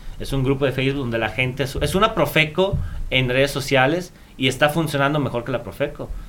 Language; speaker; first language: Spanish; non-native, fluent; Italian